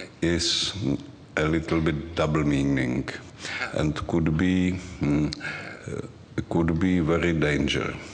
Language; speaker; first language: English; non-native, learner; Czech